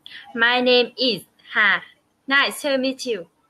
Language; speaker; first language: English; non-native, learner; Vietnamese